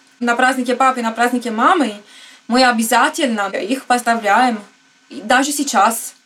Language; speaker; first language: Russian; non-native, fluent; Italian